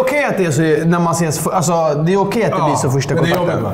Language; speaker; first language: Swedish; native; Swedish